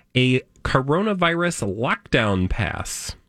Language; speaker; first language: English; native; English